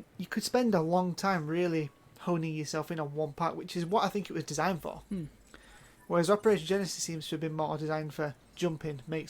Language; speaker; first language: English; native; English